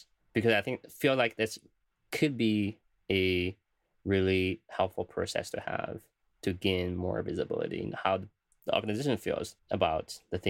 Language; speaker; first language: English; non-native, fluent; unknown